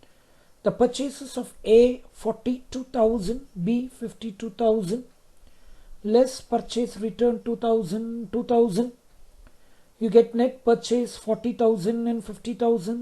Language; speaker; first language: English; non-native, local second language; Kannada